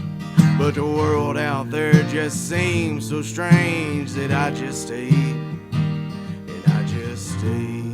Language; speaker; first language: English; native; English